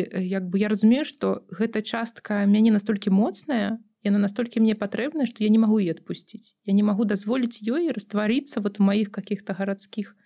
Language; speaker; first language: Belarusian; non-native, local second language; Russian